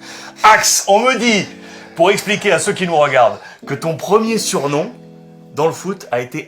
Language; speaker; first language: French; native; French